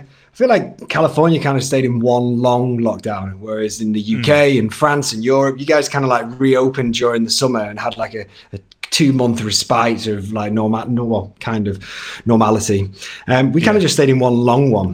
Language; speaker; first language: English; native; English